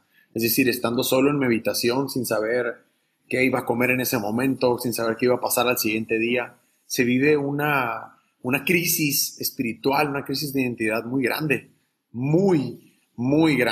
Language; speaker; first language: Spanish; native; Spanish